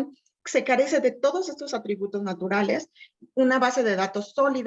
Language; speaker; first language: Spanish; native; Spanish